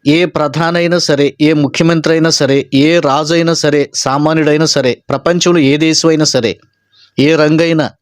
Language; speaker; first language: Telugu; native; Telugu